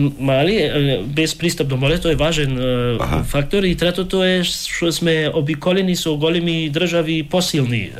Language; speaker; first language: Macedonian; early bilingual, heritage; Macedonian